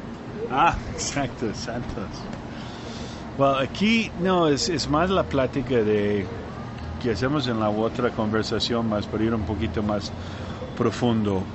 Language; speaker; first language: Spanish; non-native, learner; English